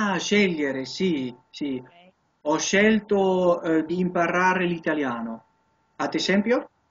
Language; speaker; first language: Italian; non-native, learner; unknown